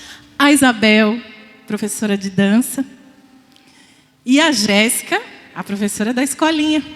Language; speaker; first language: Portuguese; native; Portuguese